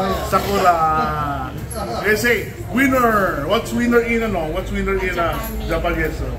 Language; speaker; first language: English; non-native, local second language; Filipino